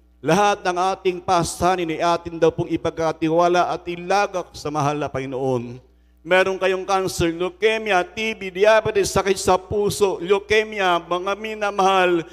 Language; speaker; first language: Filipino; native; Filipino